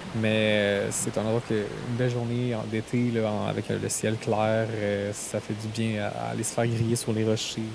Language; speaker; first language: French; native; French